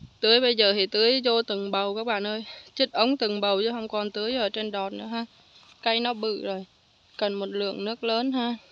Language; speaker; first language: Vietnamese; native; Vietnamese